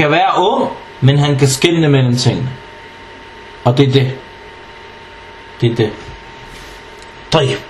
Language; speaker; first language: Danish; non-native, fluent; Arabic